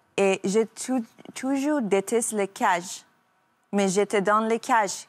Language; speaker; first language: French; non-native, learner; Persian